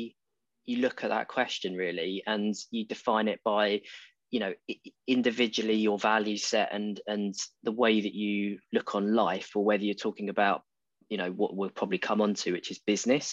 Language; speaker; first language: English; native; English